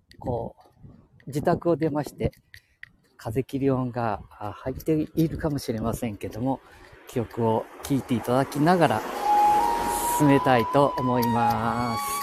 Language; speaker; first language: Japanese; native; Japanese